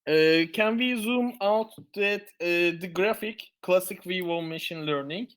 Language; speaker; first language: English; non-native, fluent; Turkish